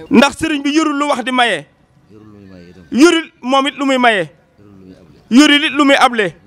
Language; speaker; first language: Wolof; native; Wolof